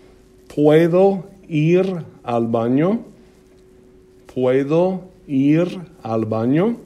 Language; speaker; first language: Spanish; non-native, fluent; English